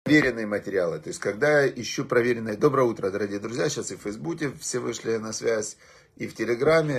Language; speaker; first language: Russian; native; Russian